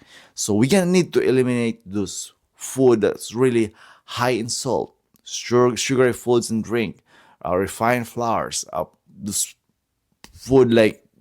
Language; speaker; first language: English; non-native, fluent; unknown